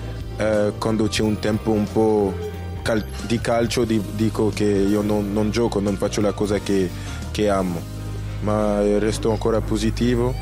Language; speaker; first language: Italian; non-native, fluent; French